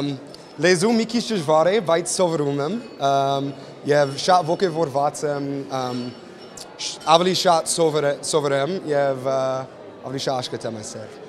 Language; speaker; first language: Armenian; non-native, learner; English